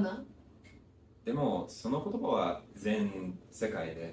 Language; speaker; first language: Japanese; non-native, learner; English